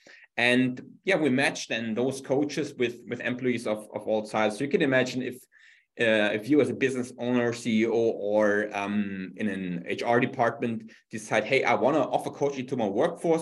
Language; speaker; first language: English; non-native, fluent; German